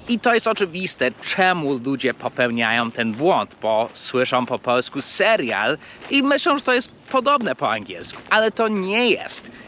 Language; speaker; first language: Polish; non-native, fluent; English